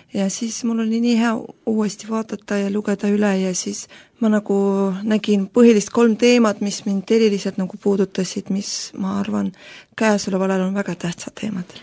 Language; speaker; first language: Estonian; non-native, local second language; Russian